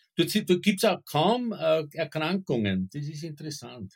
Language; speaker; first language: German; native; German